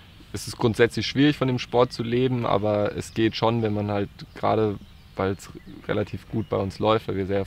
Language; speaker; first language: German; native; German